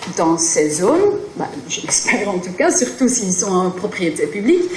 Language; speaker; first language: French; non-native, local second language; Dutch